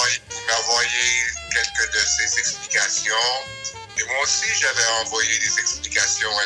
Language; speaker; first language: French; early bilingual, other home language; English